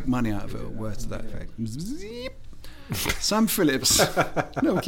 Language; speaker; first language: English; native; English